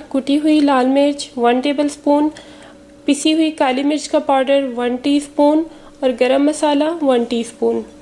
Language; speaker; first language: Urdu; native; Urdu